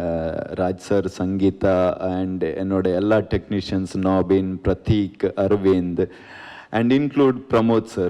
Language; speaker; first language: Tamil; non-native, learner; Kannada